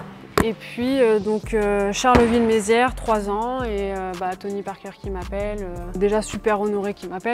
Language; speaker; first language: French; native; French